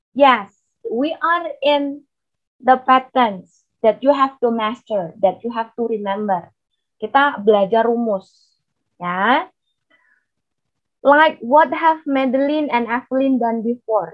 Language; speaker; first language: English; non-native, fluent; Indonesian